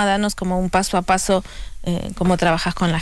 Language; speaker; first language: Spanish; native; Spanish